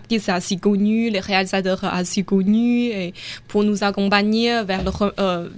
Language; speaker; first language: French; non-native, fluent; Chinese